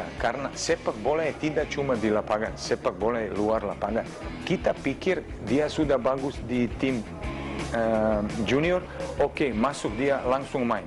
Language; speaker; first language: Indonesian; non-native, fluent; Serbian